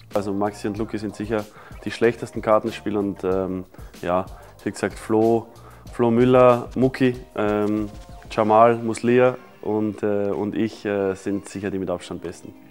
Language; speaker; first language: German; native; German